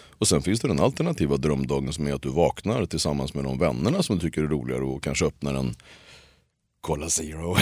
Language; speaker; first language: Swedish; native; Swedish